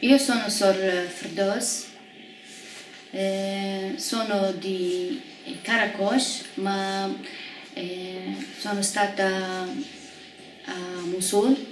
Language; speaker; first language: Italian; non-native, fluent; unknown